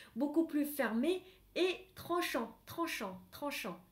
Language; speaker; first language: French; non-native, fluent; Vietnamese